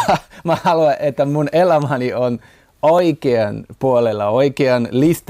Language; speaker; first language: Finnish; non-native, learner; Portuguese